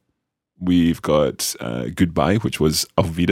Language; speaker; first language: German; non-native, learner; English